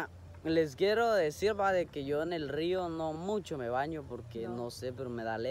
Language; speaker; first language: Spanish; native; Spanish